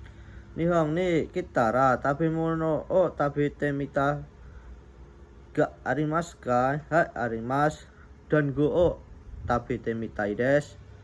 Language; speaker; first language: Japanese; non-native, learner; Indonesian